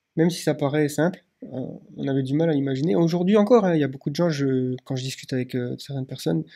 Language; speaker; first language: French; native; French